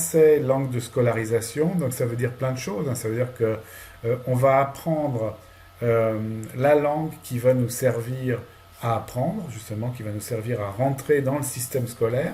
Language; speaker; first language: French; native; French